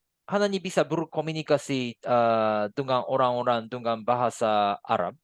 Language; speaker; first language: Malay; non-native, fluent; Japanese